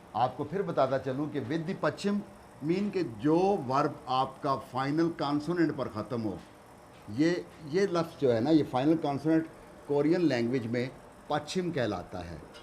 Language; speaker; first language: Urdu; non-native, local second language; Punjabi